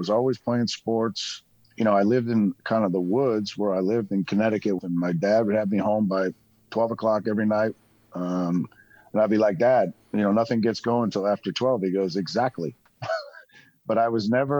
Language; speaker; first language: English; native; English